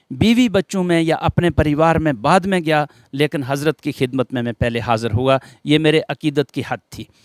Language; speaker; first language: Hindi; non-native, local second language; Gujari